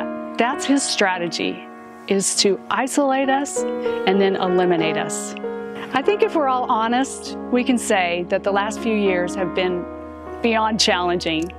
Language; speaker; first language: English; native; English